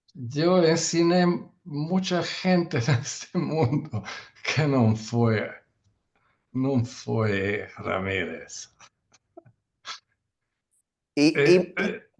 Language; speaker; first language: Spanish; non-native, learner; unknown